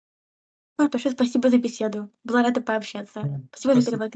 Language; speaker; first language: Russian; native; Russian